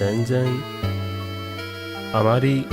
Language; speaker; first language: Japanese; non-native, learner; English